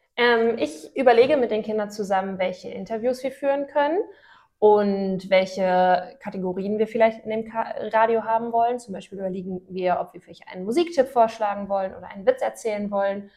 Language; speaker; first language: German; native; German